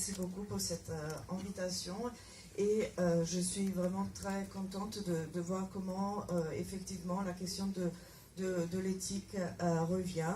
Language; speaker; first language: French; non-native, fluent; Italian